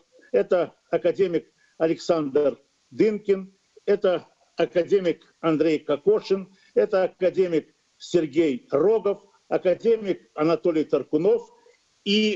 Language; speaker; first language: Russian; native; Russian